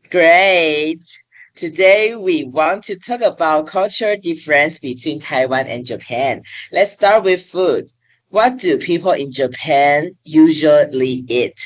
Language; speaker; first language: English; non-native, learner; Chinese